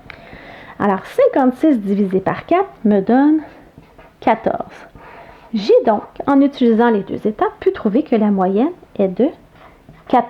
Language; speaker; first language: French; native; French